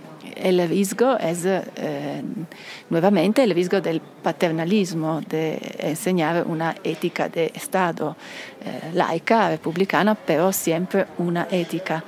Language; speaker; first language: Spanish; non-native, fluent; Italian